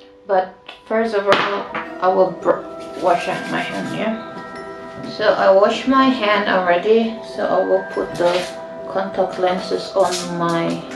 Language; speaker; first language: English; non-native, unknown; Indonesian